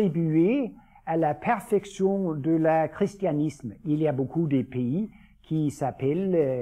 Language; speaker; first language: French; non-native, fluent; Danish